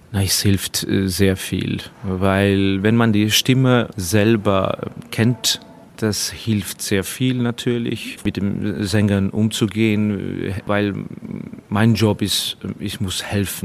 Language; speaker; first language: German; non-native, fluent; Estonian